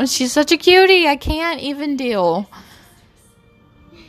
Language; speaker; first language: English; non-native, fluent; Portuguese